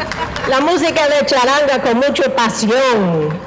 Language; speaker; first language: Spanish; non-native, fluent; English